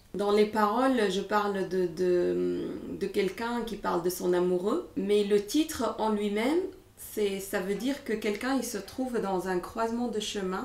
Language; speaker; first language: French; non-native, local second language; Arabic